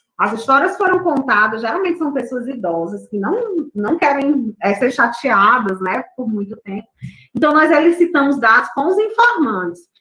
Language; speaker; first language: Portuguese; non-native, local second language; Kabuverdianu